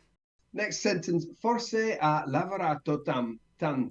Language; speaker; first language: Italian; non-native, learner; English